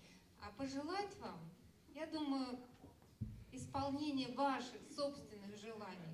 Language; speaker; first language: Russian; native; Russian